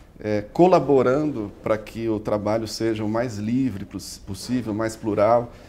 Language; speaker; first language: Portuguese; native; Portuguese